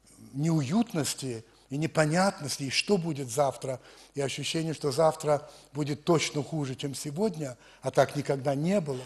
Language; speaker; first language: Russian; early bilingual, heritage; French